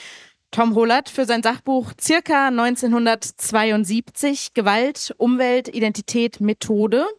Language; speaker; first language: German; native; German